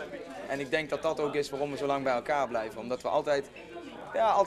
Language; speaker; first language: Dutch; native; Dutch